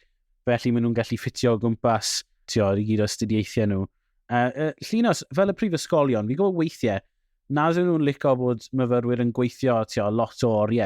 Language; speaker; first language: Welsh; native; Welsh